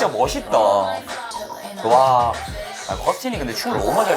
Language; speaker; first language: Korean; native; Korean